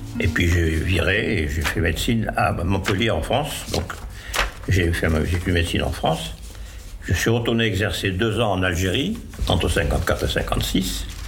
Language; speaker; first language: French; native; French